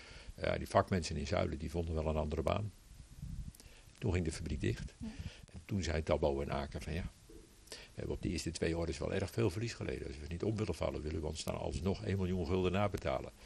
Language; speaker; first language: Dutch; native; Dutch